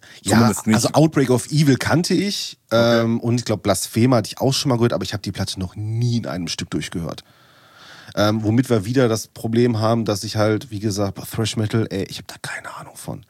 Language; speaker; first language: German; native; German